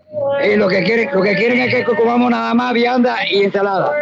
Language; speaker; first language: Spanish; native; Spanish